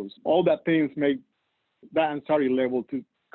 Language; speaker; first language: English; non-native, fluent; Spanish